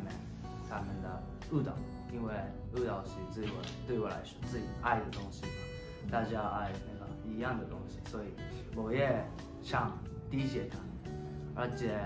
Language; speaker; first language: Chinese; non-native, learner; Japanese